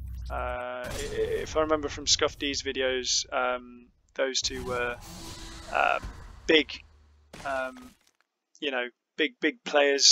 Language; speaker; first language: English; native; English